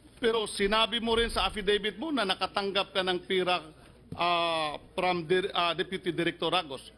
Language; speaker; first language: Filipino; non-native, local second language; Cebuano